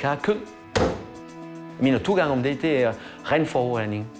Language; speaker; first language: Danish; non-native, fluent; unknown